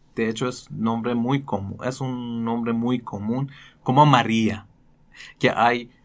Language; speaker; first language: Spanish; non-native, learner; Persian